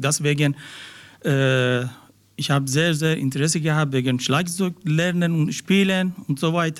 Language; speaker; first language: German; non-native, learner; Persian